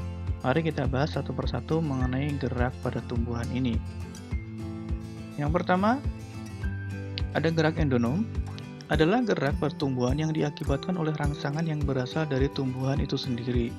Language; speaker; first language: Indonesian; native; Indonesian